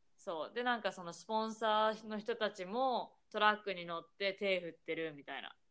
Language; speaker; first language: Japanese; native; Japanese